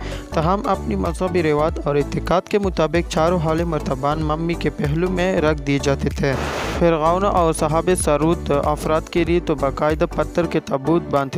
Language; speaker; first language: Urdu; native; Urdu